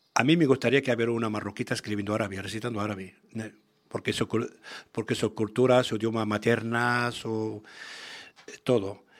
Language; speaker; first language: Spanish; non-native, learner; Arabic